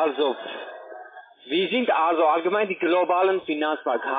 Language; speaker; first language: German; non-native, learner; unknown